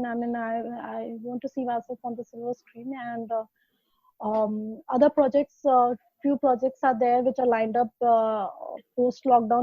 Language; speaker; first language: English; non-native, local second language; Hindi